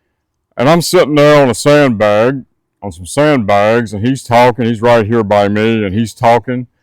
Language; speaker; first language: English; native; English